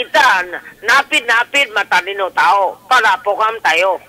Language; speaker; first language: Filipino; non-native, learner; Chinese